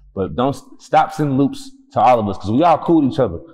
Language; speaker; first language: English; native; English